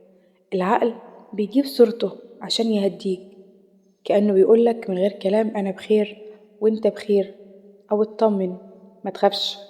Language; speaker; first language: Arabic; native; Arabic